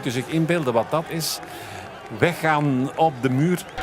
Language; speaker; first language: Dutch; native; Dutch